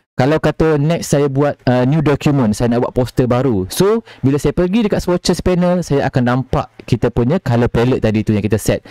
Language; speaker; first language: Malay; native; Malay